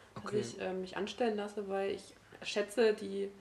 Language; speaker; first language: German; native; German